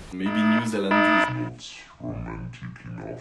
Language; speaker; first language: English; non-native, fluent; French